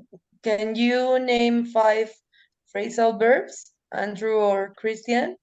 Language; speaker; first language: English; non-native, learner; Spanish